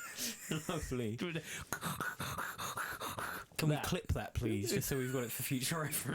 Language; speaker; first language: English; native; English